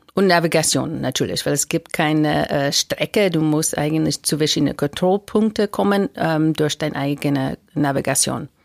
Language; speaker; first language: German; non-native, fluent; English